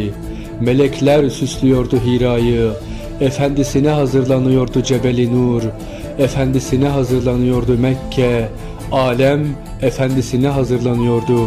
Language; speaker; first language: Turkish; native; Turkish